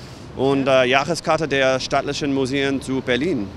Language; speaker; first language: German; non-native, learner; English